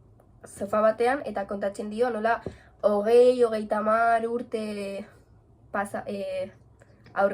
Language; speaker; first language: Basque; non-native, local second language; Spanish